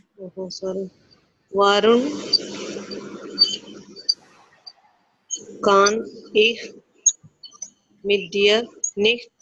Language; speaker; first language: German; non-native, learner; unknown